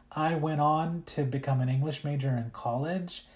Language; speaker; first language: English; early bilingual, other home language; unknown